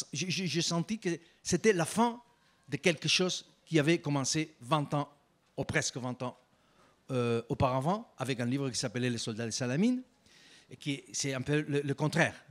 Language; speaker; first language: French; non-native, fluent; Spanish